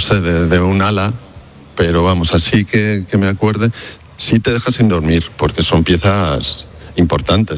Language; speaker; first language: Spanish; native; Spanish